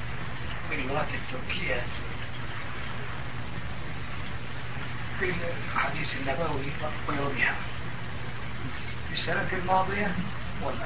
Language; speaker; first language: Arabic; non-native, fluent; Turkish